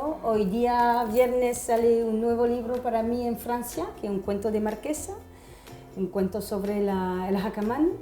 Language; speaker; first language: Spanish; non-native, fluent; French